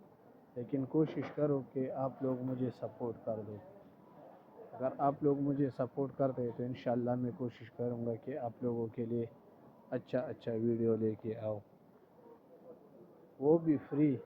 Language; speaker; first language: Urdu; non-native, local second language; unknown